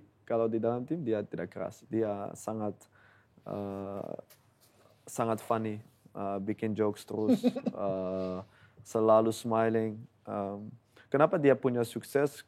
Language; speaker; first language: Indonesian; non-native, fluent; Dutch